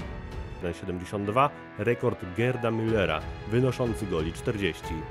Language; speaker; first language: Polish; native; Polish